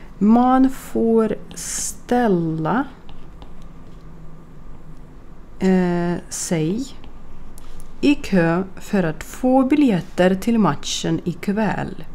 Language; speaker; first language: Swedish; non-native, fluent; Ukrainian